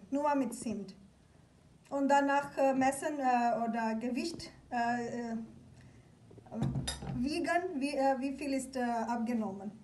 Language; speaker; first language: German; non-native, learner; Urdu